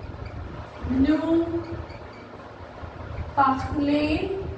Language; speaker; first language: French; non-native, learner; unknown